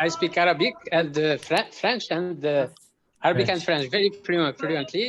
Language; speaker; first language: English; non-native, local second language; Arabic